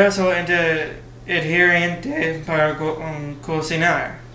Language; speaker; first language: Spanish; non-native, learner; English